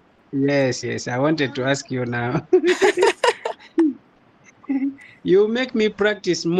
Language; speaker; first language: English; non-native, fluent; Nyanja